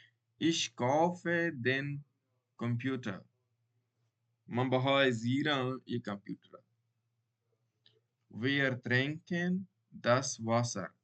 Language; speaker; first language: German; non-native, learner; Baluchi